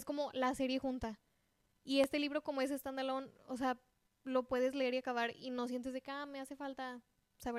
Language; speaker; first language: Spanish; native; Spanish